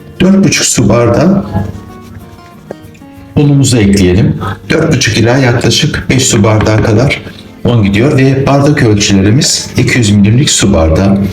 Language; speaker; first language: Turkish; native; Turkish